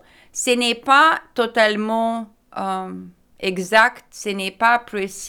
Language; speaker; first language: French; non-native, learner; Lithuanian